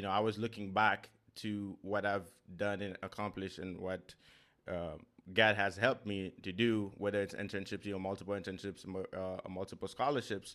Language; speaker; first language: English; non-native, fluent; Haitian Creole